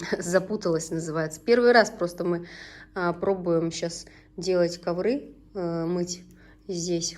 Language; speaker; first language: Russian; non-native, local second language; Tatar